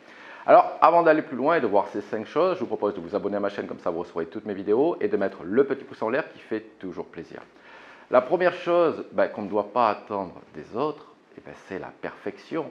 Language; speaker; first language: French; native; French